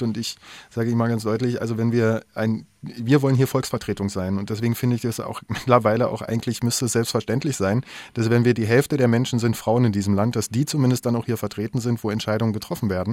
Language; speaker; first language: German; native; German